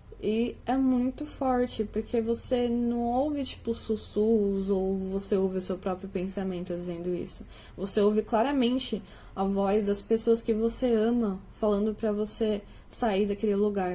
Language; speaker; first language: Portuguese; native; Portuguese